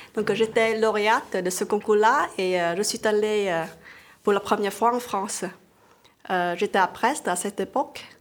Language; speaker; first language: French; non-native, fluent; Vietnamese